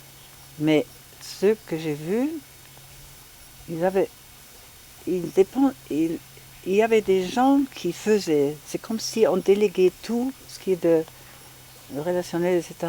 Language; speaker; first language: French; non-native, fluent; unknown